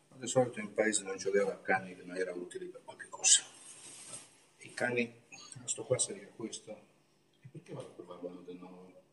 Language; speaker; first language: Italian; native; Italian